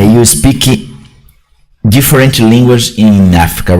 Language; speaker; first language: English; non-native, learner; Portuguese